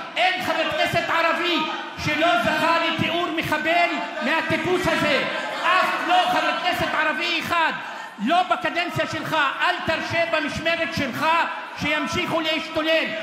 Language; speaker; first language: Hebrew; non-native, local second language; Arabic